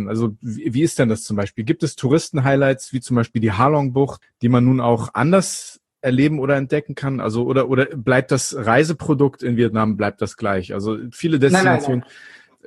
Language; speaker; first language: German; native; German